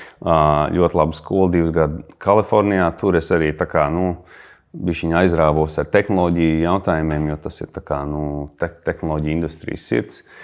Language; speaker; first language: Latvian; early bilingual, heritage; Latvian